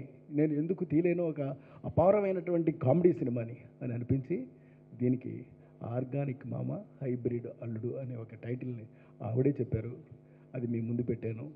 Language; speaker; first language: Telugu; native; Telugu